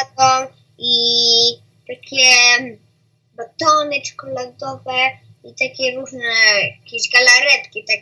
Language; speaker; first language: Polish; early bilingual, heritage; Polish